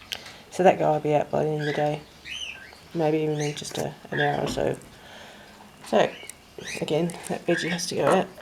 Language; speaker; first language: English; native; English